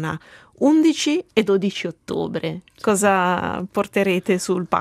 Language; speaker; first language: Italian; native; Italian